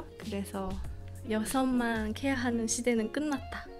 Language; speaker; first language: Korean; non-native, fluent; Japanese